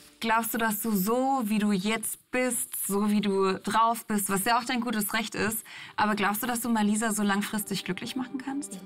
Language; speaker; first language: German; native; German